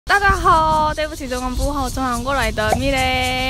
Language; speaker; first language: Chinese; non-native, learner; Korean